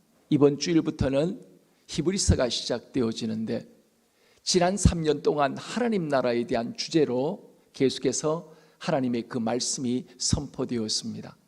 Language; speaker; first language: Korean; native; Korean